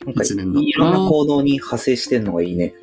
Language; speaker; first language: Japanese; native; Japanese